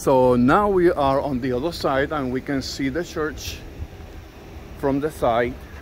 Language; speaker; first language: English; non-native, local second language; Spanish